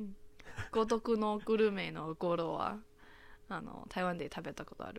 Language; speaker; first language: Japanese; non-native, fluent; Chinese